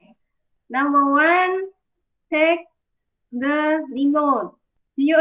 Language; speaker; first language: English; non-native, fluent; Indonesian